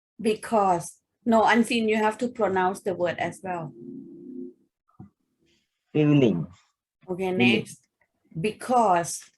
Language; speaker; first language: English; non-native, fluent; Thai